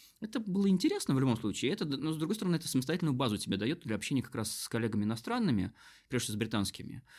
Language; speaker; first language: Russian; native; Russian